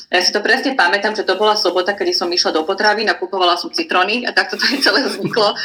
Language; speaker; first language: Slovak; non-native, fluent; Croatian